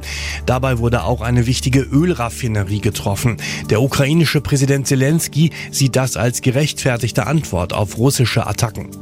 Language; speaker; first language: German; native; German